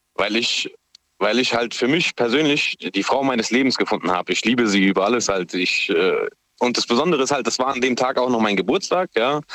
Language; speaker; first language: German; native; German